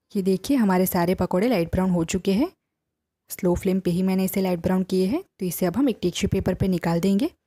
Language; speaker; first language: Hindi; non-native, local second language; Gujarati